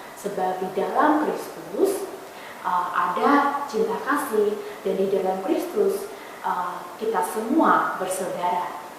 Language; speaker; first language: Indonesian; native; Indonesian